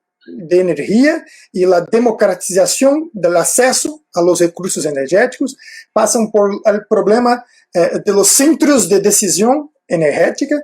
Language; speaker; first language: Spanish; non-native, fluent; Portuguese